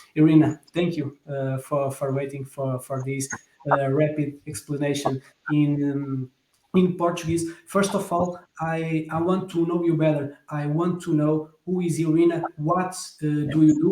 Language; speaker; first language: English; non-native, fluent; Portuguese